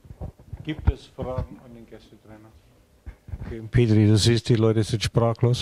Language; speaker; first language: German; native; German